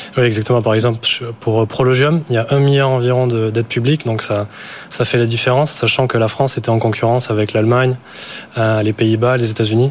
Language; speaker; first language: French; native; French